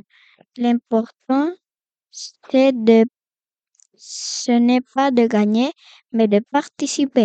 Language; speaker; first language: French; non-native, fluent; Spanish